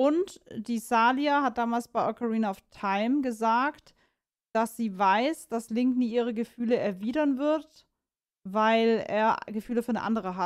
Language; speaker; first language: German; native; German